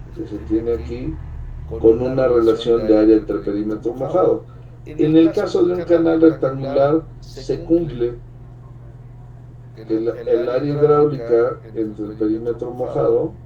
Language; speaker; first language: Spanish; native; Spanish